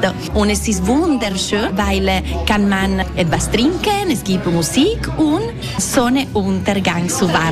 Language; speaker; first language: German; non-native, learner; Italian